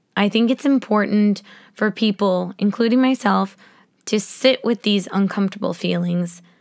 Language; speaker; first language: English; native; English